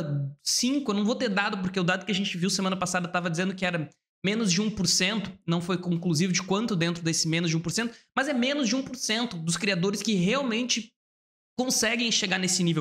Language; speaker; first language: Portuguese; native; Portuguese